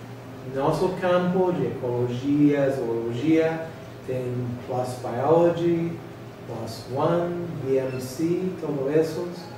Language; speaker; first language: Portuguese; non-native, fluent; English